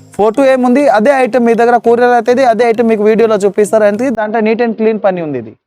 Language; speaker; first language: Telugu; non-native, local second language; Urdu